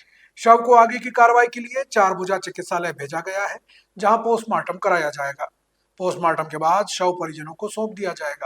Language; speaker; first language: Hindi; native; Hindi